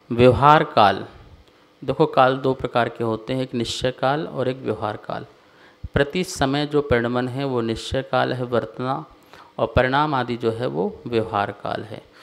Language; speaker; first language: Hindi; native; Hindi